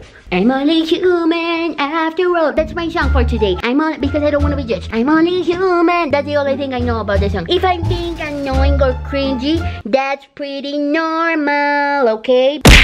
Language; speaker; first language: English; non-native, fluent; Spanish